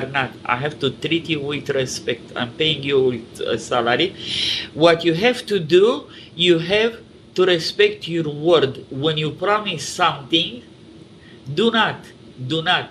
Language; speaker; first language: English; non-native, fluent; Romanian